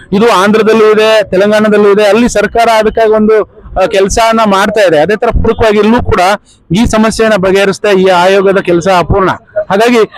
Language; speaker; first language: Kannada; non-native, local second language; Lambadi